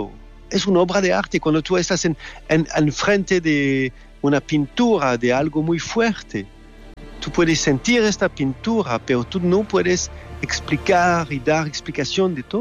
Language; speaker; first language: Spanish; non-native, fluent; French